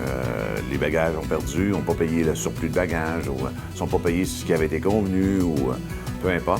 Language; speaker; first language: French; native; French